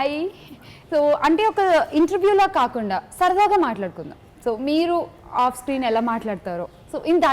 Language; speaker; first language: Telugu; native; Telugu